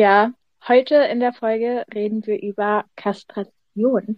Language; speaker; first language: German; native; German